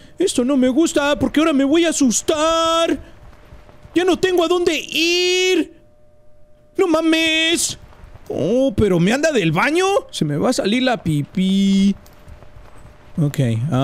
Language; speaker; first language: Spanish; early bilingual, heritage; Spanish